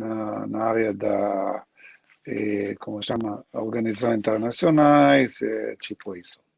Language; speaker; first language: Portuguese; non-native, learner; Hebrew